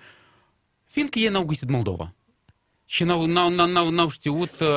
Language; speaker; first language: Romanian; non-native, local second language; Russian